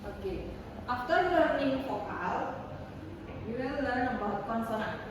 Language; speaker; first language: English; non-native, learner; Indonesian